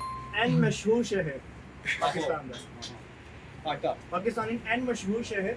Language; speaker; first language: Turkish; non-native, learner; Urdu